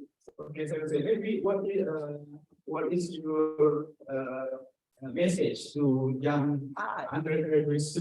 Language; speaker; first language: English; non-native, learner; Indonesian